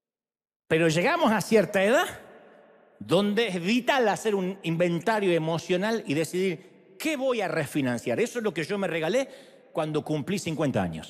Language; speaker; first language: Spanish; native; Spanish